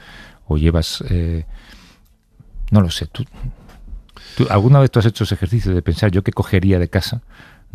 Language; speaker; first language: Spanish; native; Spanish